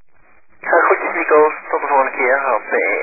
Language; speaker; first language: Dutch; native; Dutch